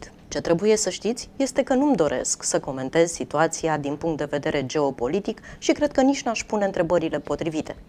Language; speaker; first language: Romanian; native; Romanian